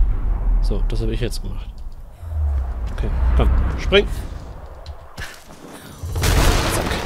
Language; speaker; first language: German; native; German